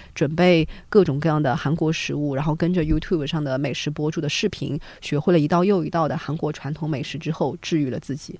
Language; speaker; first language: Chinese; native; Chinese